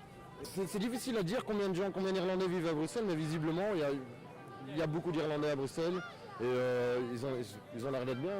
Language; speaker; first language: French; native; French